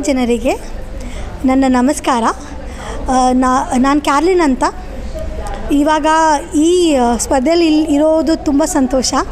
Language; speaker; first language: Kannada; non-native, local second language; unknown